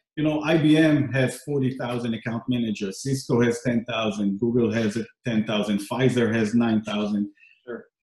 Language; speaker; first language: English; non-native, fluent; Hebrew